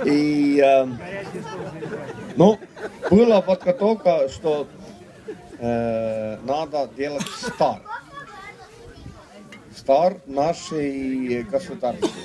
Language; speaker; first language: Russian; non-native, fluent; Estonian